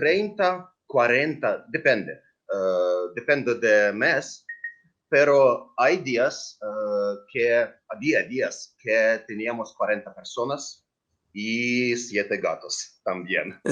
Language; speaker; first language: Spanish; non-native, learner; Ukrainian